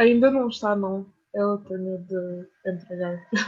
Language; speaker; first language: Portuguese; non-native, fluent; French